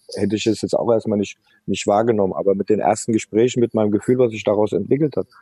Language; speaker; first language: German; native; German